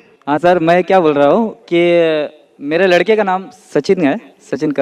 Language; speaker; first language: Hindi; non-native, local second language; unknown